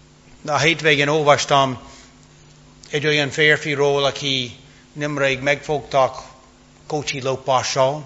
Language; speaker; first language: Hungarian; non-native, fluent; English